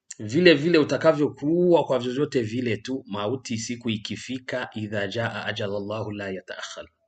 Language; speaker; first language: Swahili; non-native, local second language; Rundi